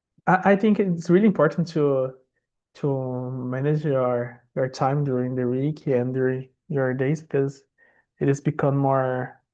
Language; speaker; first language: English; non-native, learner; Portuguese